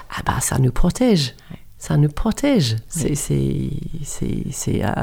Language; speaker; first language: French; non-native, fluent; English